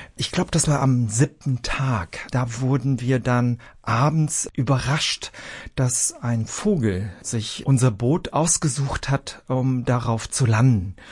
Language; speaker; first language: German; early bilingual, other home language; Vietnamese